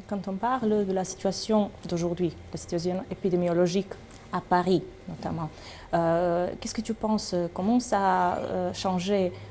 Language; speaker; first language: French; non-native, fluent; Serbian